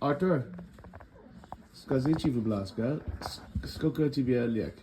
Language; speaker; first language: Russian; non-native, learner; English